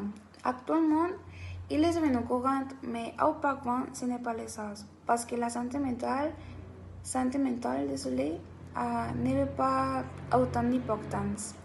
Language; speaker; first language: French; non-native, learner; Spanish